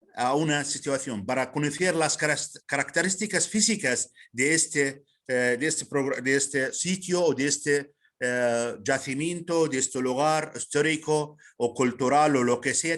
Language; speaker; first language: Spanish; non-native, fluent; Arabic